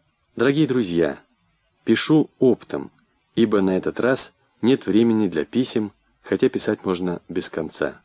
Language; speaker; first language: Russian; native; Russian